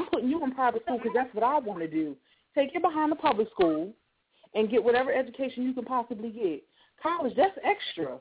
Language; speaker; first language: English; native; English